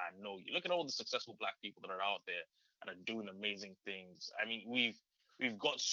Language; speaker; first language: English; non-native, local second language; Yoruba